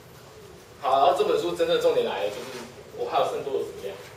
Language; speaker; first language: Chinese; native; Chinese